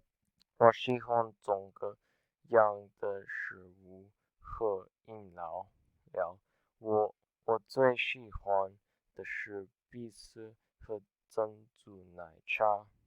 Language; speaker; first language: Chinese; non-native, learner; English